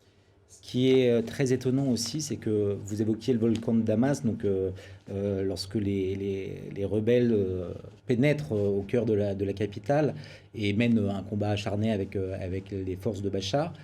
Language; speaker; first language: French; native; French